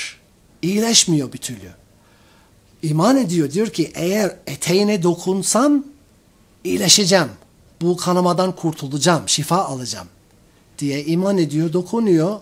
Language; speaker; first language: Turkish; non-native, fluent; English